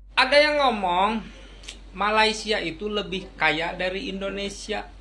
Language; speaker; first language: Indonesian; native; Indonesian